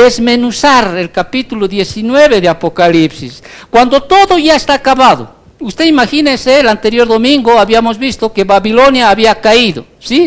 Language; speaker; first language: Spanish; native; Spanish